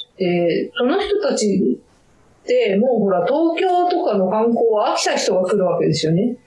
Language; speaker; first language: Japanese; native; Japanese